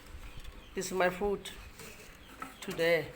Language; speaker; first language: English; non-native, learner; Vietnamese